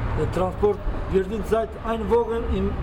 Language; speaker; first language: German; non-native, learner; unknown